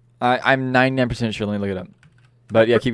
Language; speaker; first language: English; native; English